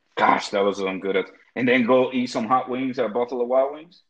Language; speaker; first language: English; early bilingual, other home language; Spanish